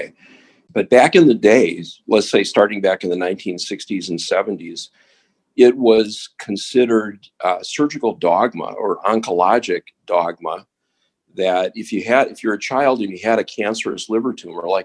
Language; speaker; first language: English; native; English